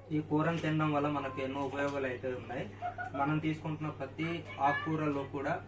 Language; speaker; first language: Telugu; non-native, local second language; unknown